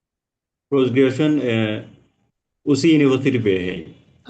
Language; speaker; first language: Hindi; non-native, learner; Bangla